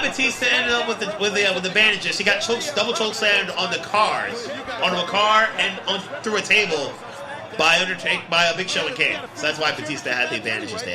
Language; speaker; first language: English; native; English